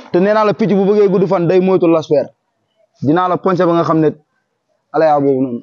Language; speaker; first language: Wolof; non-native, local second language; Fula